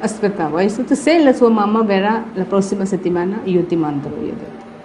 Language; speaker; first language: Italian; non-native, learner; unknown